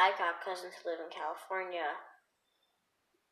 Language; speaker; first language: English; native; English